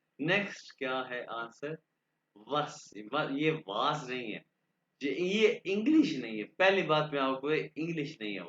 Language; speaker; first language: Urdu; non-native, local second language; Punjabi